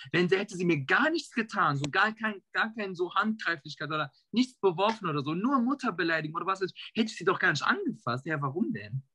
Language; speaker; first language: German; early bilingual, other home language; Turkish